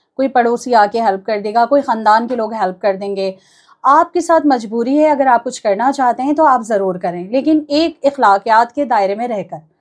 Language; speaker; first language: Urdu; native; Urdu